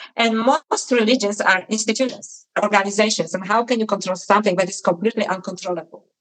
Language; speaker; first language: English; non-native, fluent; Polish